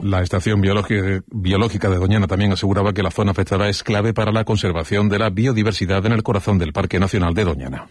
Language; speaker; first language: Spanish; native; Spanish